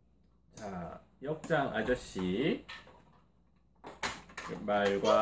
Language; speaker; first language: Korean; native; Korean